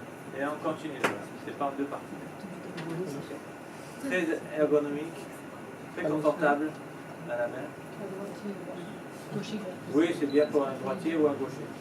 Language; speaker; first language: French; native; French